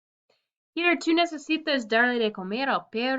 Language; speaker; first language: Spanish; non-native, fluent; English